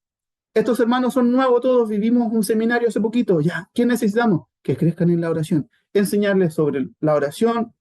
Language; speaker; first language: Spanish; native; Spanish